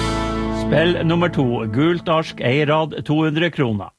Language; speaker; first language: Norwegian; native; Norwegian